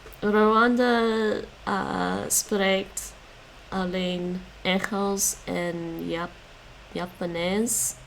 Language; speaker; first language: Dutch; non-native, learner; English